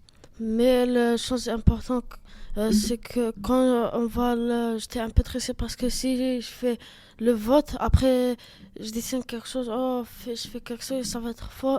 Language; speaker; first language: French; non-native, learner; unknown